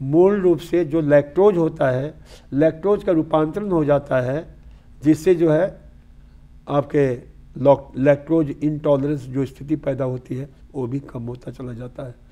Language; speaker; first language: Hindi; native; Hindi